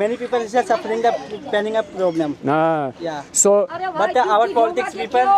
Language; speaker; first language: English; non-native, learner; Hindi